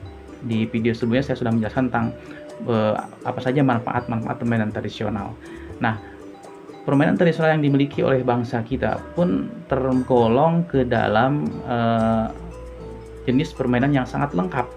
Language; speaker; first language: Indonesian; non-native, local second language; Sundanese